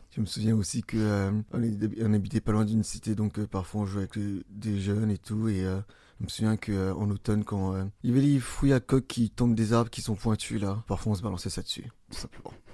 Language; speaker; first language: French; early bilingual, other home language; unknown